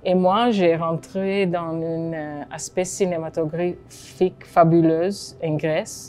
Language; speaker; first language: French; non-native, fluent; Hebrew